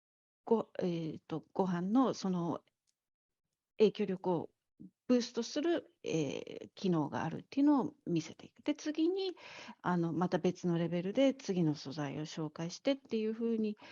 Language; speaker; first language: Japanese; native; Japanese